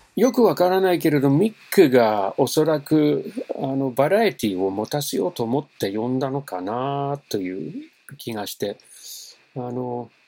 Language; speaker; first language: Japanese; non-native, fluent; English